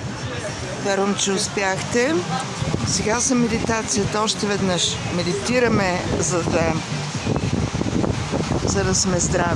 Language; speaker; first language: Bulgarian; native; Bulgarian